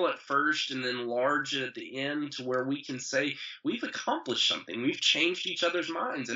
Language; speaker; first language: English; native; English